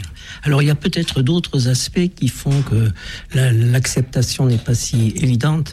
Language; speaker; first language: French; native; French